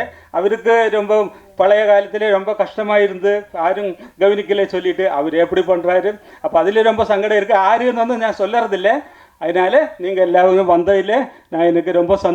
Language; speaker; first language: Tamil; non-native, learner; Malayalam